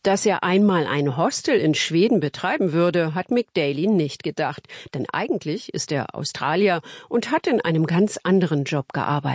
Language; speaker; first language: German; native; German